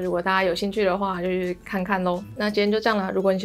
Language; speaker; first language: Chinese; native; Chinese